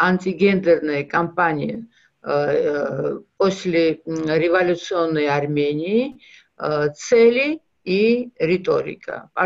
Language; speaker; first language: Russian; non-native, local second language; Georgian